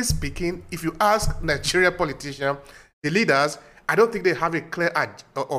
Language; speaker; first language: English; non-native, local second language; Esan